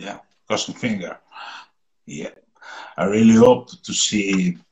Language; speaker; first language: English; non-native, learner; Italian